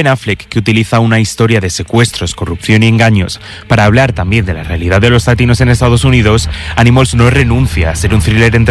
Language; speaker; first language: Spanish; native; Spanish